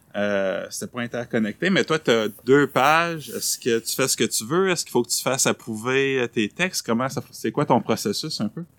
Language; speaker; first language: French; native; French